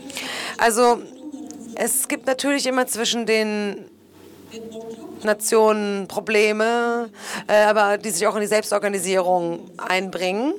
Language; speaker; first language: German; non-native, fluent; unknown